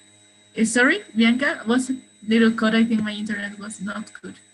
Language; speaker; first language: English; non-native, learner; Spanish